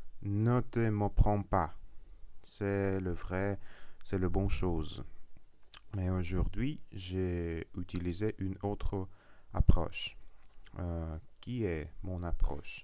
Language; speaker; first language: French; non-native, learner; Russian